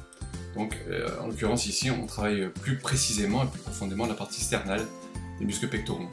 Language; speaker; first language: French; native; French